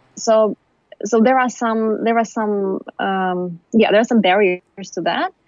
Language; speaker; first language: English; non-native, fluent; Ukrainian